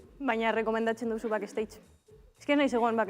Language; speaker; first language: Basque; non-native, local second language; Spanish